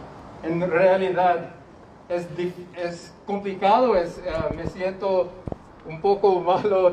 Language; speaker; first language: Spanish; non-native, learner; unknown